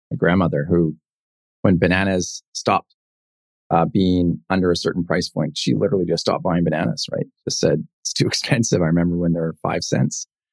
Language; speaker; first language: English; native; English